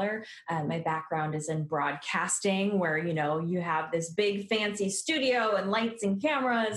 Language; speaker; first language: English; native; English